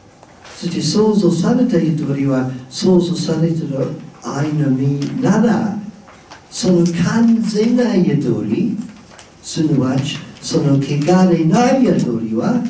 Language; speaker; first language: Japanese; non-native, fluent; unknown